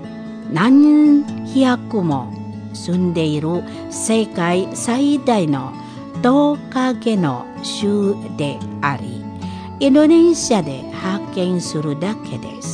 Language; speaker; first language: Japanese; non-native, fluent; Indonesian